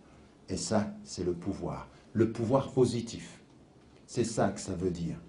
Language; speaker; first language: French; native; French